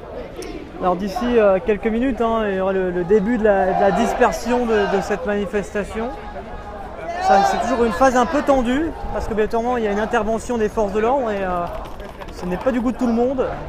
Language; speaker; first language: French; native; French